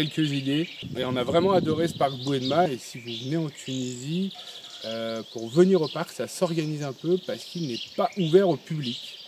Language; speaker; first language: French; native; French